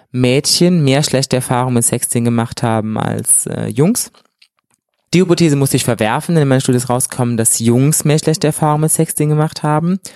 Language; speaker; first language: German; native; German